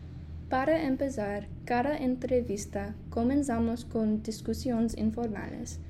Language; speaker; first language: Spanish; non-native, fluent; English